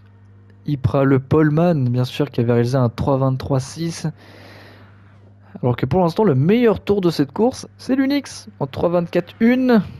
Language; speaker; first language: French; native; French